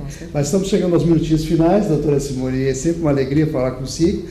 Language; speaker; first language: Portuguese; native; Portuguese